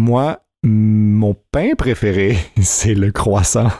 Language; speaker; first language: French; non-native, fluent; English